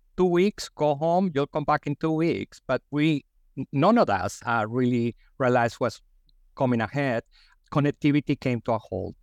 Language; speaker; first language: English; non-native, fluent; Spanish